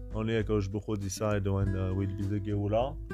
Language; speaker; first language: English; non-native, learner; French